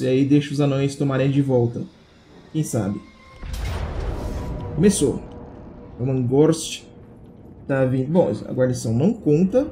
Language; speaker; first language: Portuguese; native; Portuguese